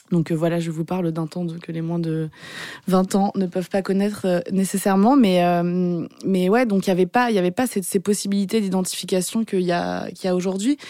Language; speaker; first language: French; early bilingual, other home language; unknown